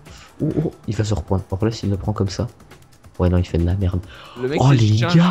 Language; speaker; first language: French; native; French